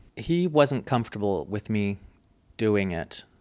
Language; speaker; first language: English; native; English